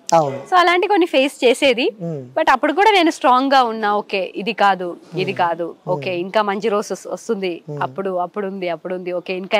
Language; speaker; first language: Telugu; non-native, fluent; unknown